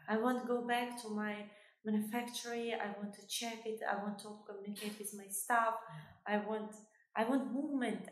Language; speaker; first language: English; non-native, fluent; Albanian